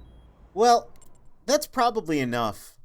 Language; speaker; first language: English; native; English